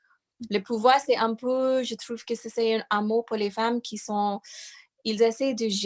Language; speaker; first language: French; non-native, fluent; English